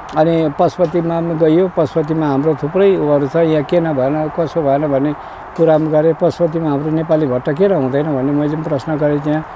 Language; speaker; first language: Nepali; non-native, local second language; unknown